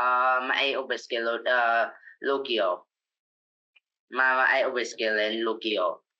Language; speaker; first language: Finnish; non-native, learner; Vietnamese